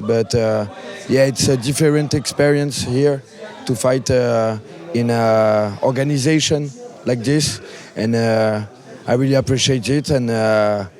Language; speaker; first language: English; non-native, learner; French